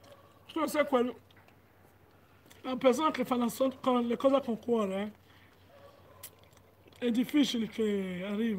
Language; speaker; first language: Italian; non-native, learner; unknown